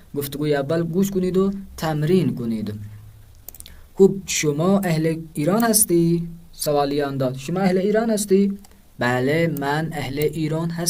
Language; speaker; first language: Persian; non-native, fluent; Urdu